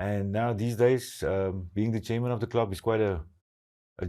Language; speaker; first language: English; non-native, local second language; Afrikaans